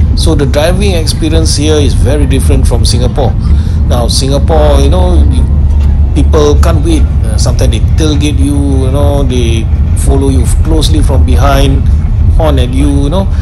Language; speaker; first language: English; non-native, local second language; Malay